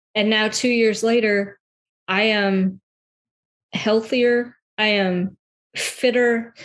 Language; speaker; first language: English; native; English